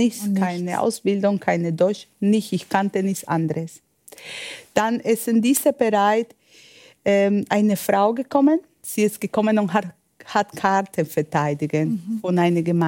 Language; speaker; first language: German; non-native, learner; Spanish